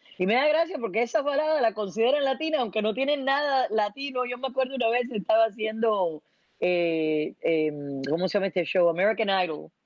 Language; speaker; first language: Spanish; early bilingual, heritage; Spanish